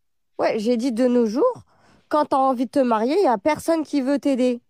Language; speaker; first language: French; early bilingual, other home language; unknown